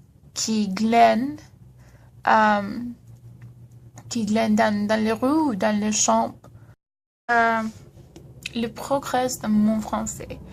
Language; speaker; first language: French; non-native, learner; Spanish